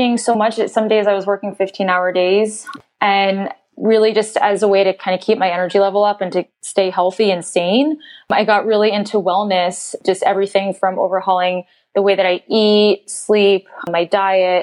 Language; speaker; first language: English; native; English